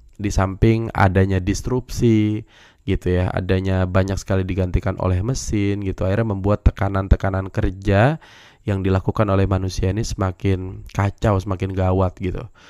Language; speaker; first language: Indonesian; native; Indonesian